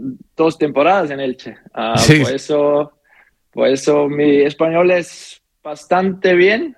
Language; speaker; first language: Spanish; non-native, learner; German